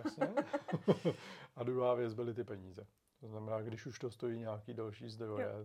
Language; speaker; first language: Czech; native; Czech